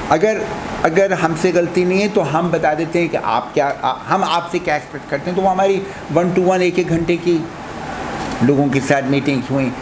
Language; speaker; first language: Urdu; native; Urdu